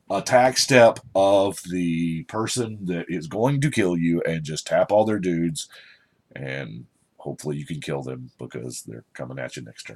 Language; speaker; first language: English; native; English